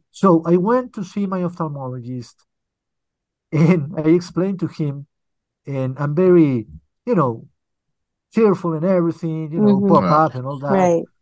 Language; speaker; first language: English; early bilingual, other home language; Spanish